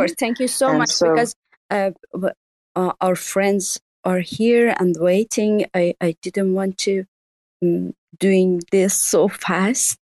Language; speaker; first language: English; non-native, learner; Persian